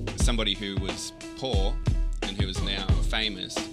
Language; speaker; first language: English; native; English